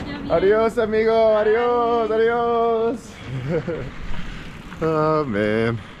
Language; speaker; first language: Spanish; non-native, learner; English